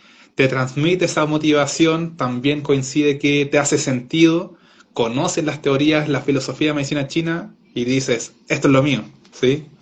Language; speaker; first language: Spanish; native; Spanish